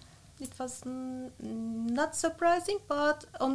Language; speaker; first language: English; non-native, fluent; Turkish